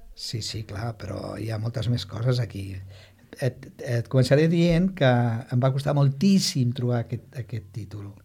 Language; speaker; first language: Catalan; non-native, local second language; Spanish